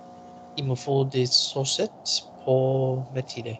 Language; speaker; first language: French; non-native, learner; English